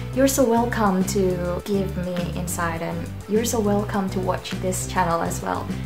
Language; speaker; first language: English; non-native, fluent; Indonesian